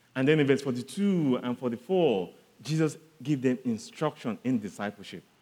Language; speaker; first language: English; non-native, local second language; Yoruba